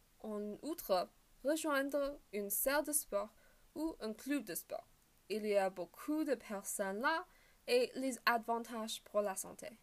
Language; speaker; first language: French; non-native, learner; English